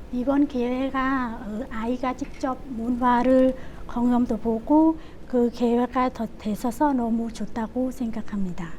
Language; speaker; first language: Korean; non-native, learner; Khmer